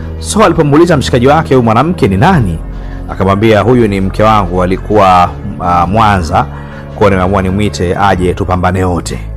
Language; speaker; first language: Swahili; native; Swahili